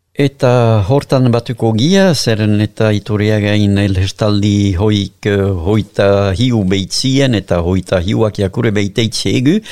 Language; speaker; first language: Basque; native; Basque